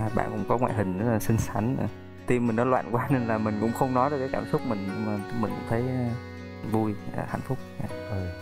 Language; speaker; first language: Vietnamese; native; Vietnamese